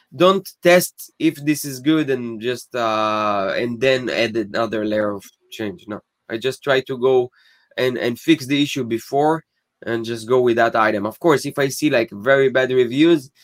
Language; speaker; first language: English; non-native, fluent; Hebrew